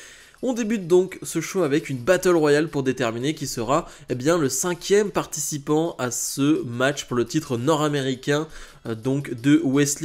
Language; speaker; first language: French; native; French